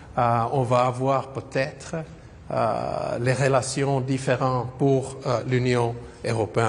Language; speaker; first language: French; non-native, fluent; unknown